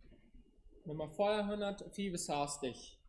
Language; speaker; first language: German; non-native, learner; Low German